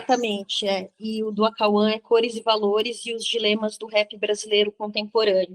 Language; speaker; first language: Portuguese; native; Portuguese